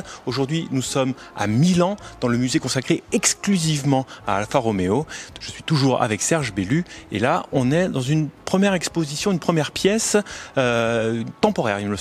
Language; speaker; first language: French; native; French